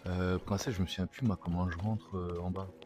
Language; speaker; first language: French; native; French